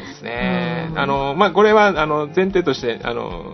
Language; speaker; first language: Japanese; native; Japanese